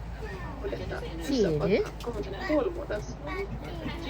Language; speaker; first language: Swedish; native; Swedish